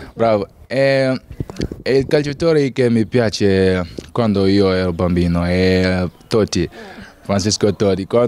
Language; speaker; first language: Italian; non-native, learner; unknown